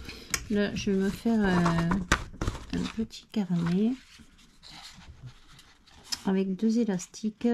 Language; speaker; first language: French; native; French